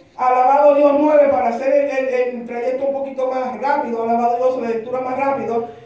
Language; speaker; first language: Spanish; early bilingual, heritage; Spanish